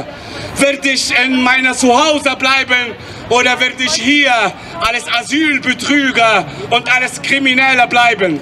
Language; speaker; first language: German; non-native, fluent; Arabic